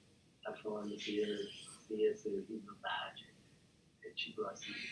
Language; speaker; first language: Portuguese; non-native, learner; English